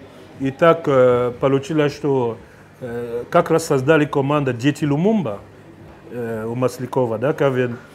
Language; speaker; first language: Russian; non-native, fluent; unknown